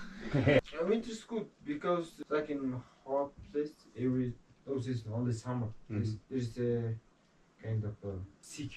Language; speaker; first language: English; non-native, learner; Mongolian